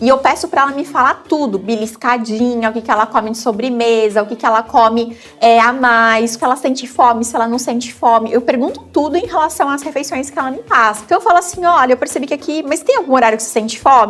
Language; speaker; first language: Portuguese; native; Portuguese